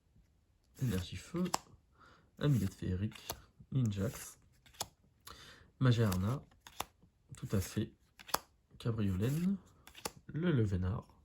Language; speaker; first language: French; native; French